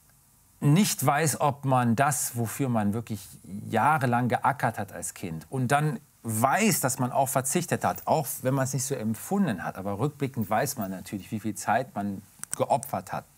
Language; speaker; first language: German; native; German